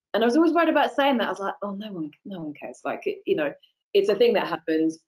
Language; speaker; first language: English; native; English